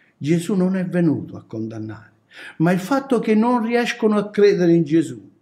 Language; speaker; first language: Italian; native; Italian